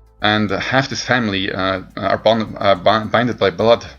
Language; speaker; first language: English; non-native, fluent; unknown